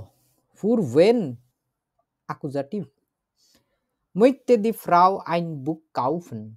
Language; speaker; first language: German; non-native, learner; Bangla